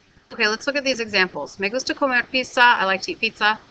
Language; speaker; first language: English; native; English